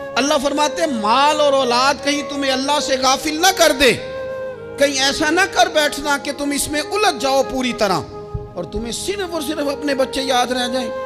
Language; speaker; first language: Urdu; non-native, local second language; Punjabi